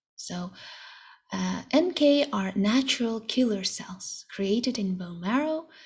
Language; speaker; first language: English; non-native, fluent; Russian